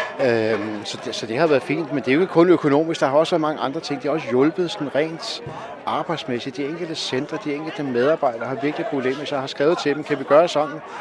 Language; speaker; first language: Danish; native; Danish